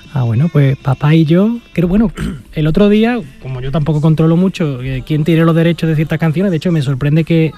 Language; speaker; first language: Spanish; native; Spanish